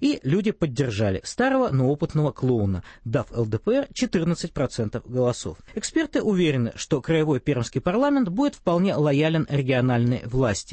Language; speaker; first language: Russian; native; Russian